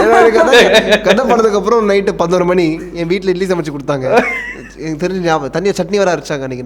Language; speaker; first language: Tamil; native; Tamil